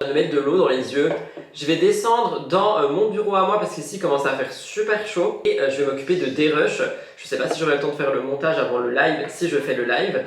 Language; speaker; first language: French; native; French